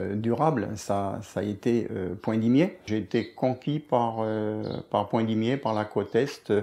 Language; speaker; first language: French; native; French